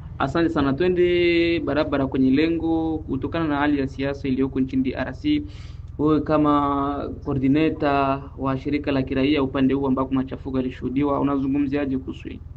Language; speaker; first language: Swahili; native; Swahili